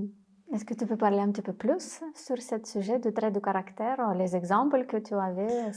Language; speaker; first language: French; non-native, fluent; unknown